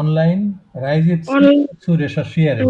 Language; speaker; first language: German; non-native, fluent; Bangla